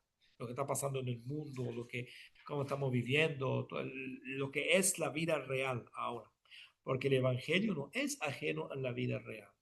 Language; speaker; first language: Spanish; non-native, fluent; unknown